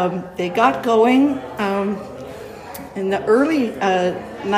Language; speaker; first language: English; native; English